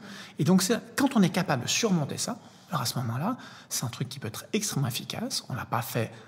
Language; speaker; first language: French; native; French